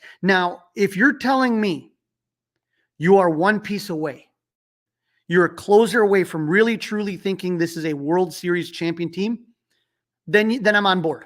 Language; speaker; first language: English; native; English